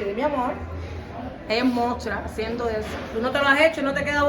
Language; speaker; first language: Spanish; native; Spanish